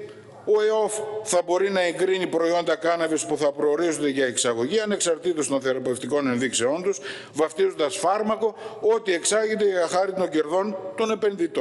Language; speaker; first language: Greek; native; Greek